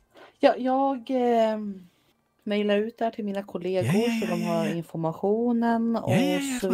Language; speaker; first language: Swedish; native; Swedish